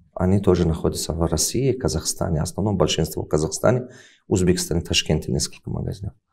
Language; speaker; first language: Russian; non-native, local second language; Tajik